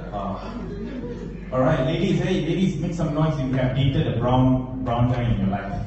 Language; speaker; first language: English; non-native, local second language; Tamil